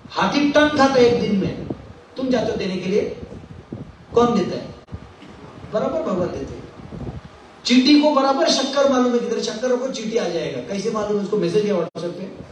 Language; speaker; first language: Hindi; native; Hindi